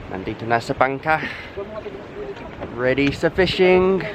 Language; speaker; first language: Filipino; non-native, learner; English